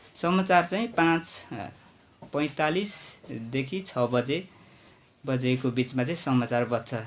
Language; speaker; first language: Nepali; non-native, local second language; Limbu